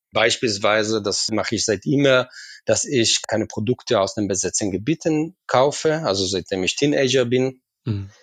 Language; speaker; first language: German; non-native, fluent; Hebrew